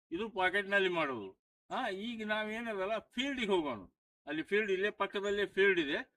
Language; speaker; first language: Kannada; native; Kannada